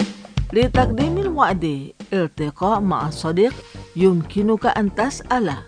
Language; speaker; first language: Arabic; non-native, fluent; Indonesian